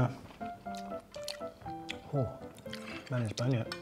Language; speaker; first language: Indonesian; non-native, learner; English